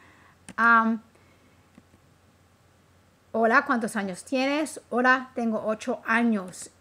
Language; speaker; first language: Spanish; non-native, fluent; English